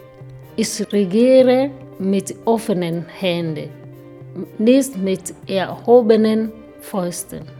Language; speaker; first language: German; non-native, fluent; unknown